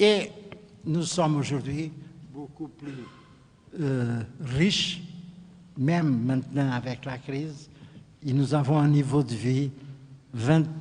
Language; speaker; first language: French; non-native, fluent; Portuguese